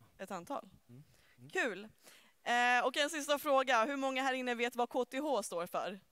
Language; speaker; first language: Swedish; early bilingual, other home language; Turkish